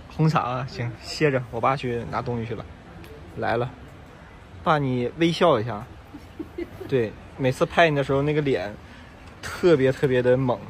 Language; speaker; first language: Chinese; native; Chinese